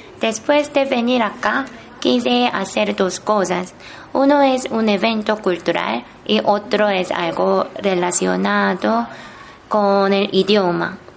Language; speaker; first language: Spanish; non-native, fluent; Korean